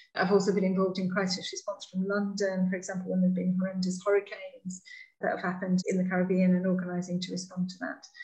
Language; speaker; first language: English; native; English